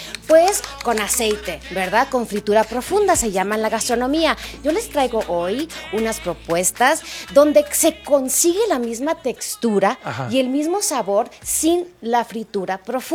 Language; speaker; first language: Spanish; native; Spanish